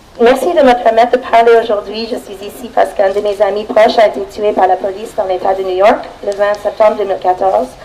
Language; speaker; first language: French; non-native, fluent; English